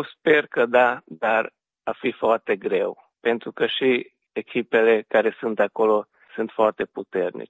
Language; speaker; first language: Romanian; early bilingual, heritage; Romanian